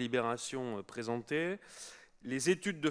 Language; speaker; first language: French; native; French